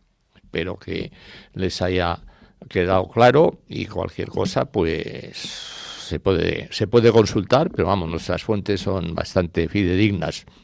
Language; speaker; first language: Spanish; native; Spanish